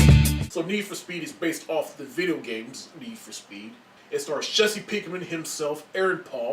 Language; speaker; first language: English; native; English